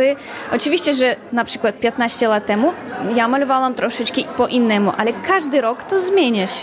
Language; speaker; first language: Polish; non-native, learner; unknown